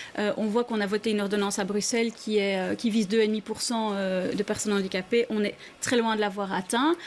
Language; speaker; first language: French; native; French